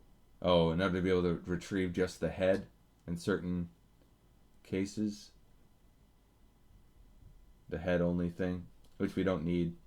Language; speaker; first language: English; native; English